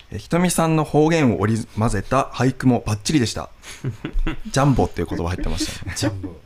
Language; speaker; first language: Japanese; native; Japanese